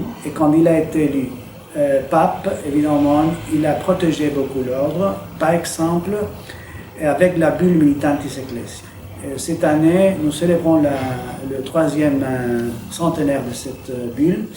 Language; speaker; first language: French; non-native, fluent; Spanish